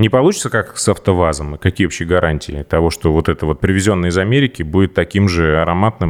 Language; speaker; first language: Russian; native; Russian